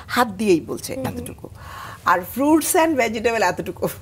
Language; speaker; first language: Bangla; native; Bangla